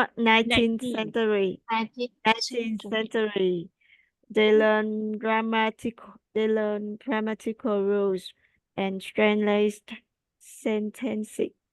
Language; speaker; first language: English; non-native, learner; Vietnamese